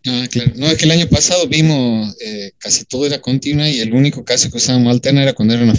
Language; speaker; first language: Spanish; native; Spanish